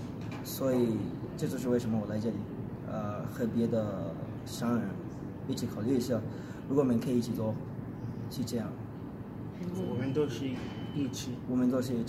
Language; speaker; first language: Chinese; non-native, learner; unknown